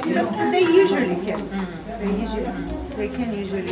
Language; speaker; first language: English; non-native, fluent; Bulgarian